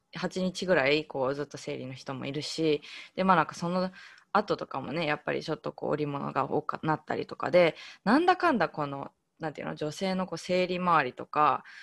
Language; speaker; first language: Japanese; native; Japanese